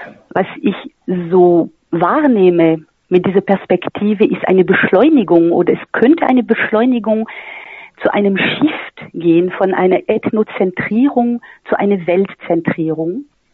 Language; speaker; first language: German; non-native, fluent; French